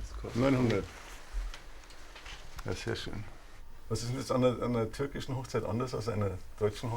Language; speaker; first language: German; native; German